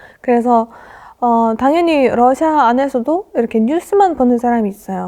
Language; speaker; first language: Korean; non-native, fluent; Russian